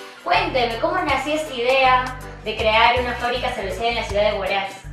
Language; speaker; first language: Spanish; native; Spanish